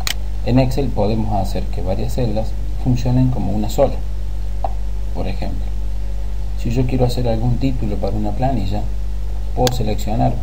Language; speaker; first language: Spanish; native; Spanish